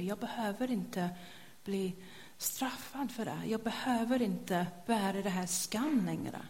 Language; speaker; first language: Swedish; non-native, fluent; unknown